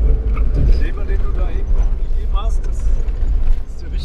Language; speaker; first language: German; native; German